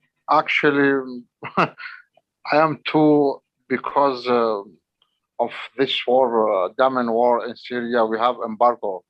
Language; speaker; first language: English; non-native, learner; Arabic